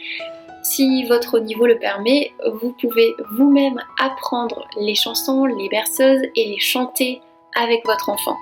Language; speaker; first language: French; native; French